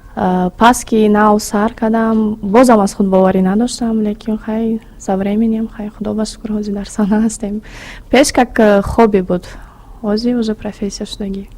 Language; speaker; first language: Tajik; native; Tajik